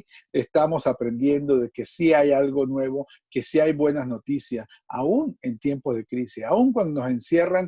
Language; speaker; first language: Spanish; native; Spanish